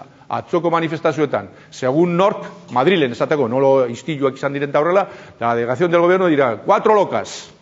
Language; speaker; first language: Basque; native; Basque